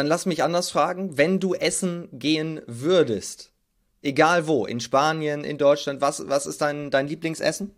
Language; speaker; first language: German; native; German